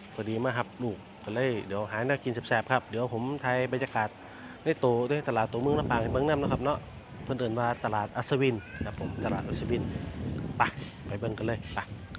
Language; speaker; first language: Thai; native; Thai